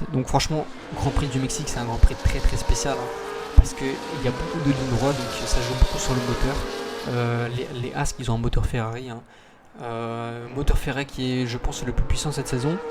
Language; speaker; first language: French; native; French